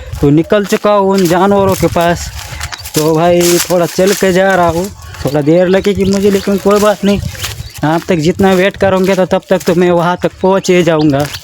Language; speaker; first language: Hindi; non-native, local second language; Marathi